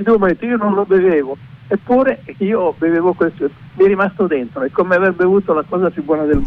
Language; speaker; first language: Italian; native; Italian